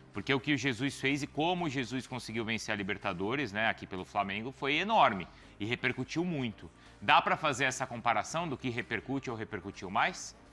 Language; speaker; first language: Portuguese; native; Portuguese